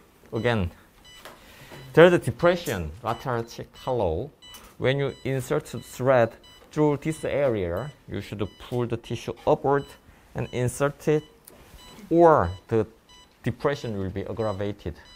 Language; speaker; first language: English; non-native, fluent; Korean